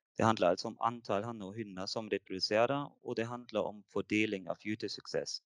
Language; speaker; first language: Norwegian; non-native, fluent; German